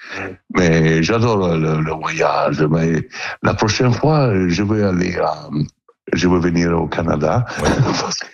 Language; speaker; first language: French; non-native, learner; Italian